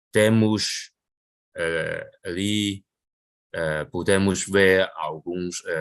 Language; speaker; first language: Portuguese; non-native, local second language; Chinese